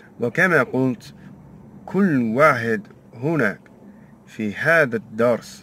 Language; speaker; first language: Arabic; non-native, learner; English